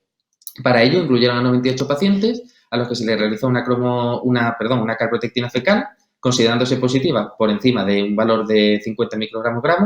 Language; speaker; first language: Spanish; native; Spanish